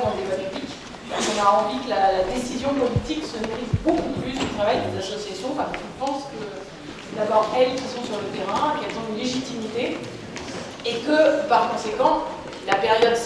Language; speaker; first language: French; native; French